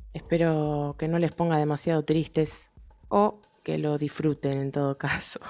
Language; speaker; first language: Spanish; native; Spanish